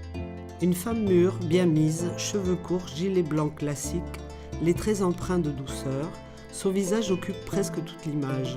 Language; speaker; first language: French; native; French